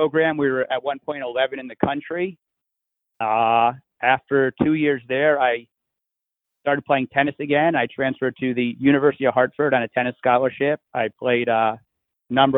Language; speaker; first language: English; native; English